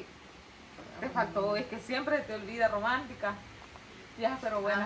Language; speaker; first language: Spanish; native; Spanish